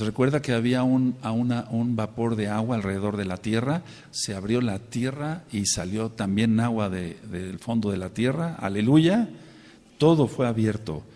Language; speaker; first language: Spanish; native; Spanish